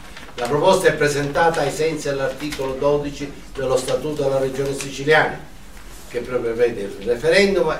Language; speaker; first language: Italian; native; Italian